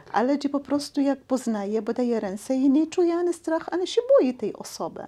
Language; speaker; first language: Polish; non-native, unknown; Arabic